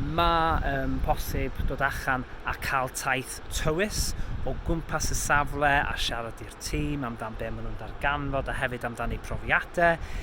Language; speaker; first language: Welsh; native; Welsh